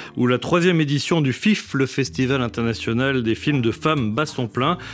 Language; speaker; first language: French; native; French